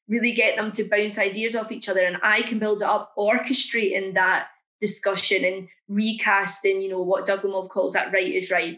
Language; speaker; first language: English; native; English